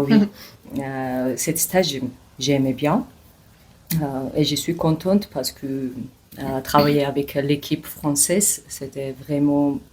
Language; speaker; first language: French; non-native, learner; Georgian